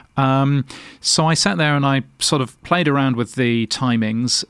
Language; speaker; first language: English; native; English